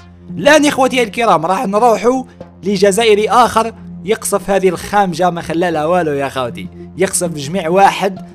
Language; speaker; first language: Arabic; native; Arabic